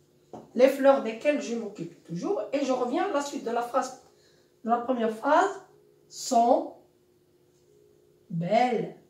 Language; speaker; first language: French; non-native, local second language; Arabic